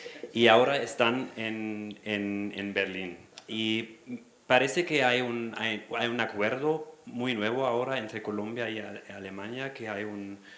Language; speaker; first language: Spanish; non-native, fluent; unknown